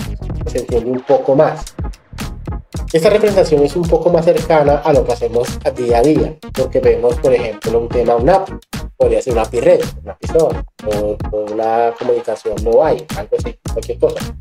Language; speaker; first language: Spanish; native; Spanish